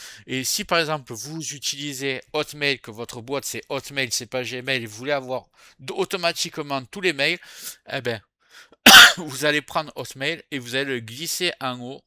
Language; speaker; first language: French; native; French